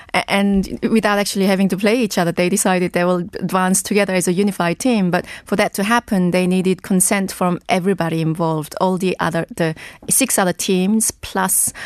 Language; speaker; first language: English; non-native, fluent; Korean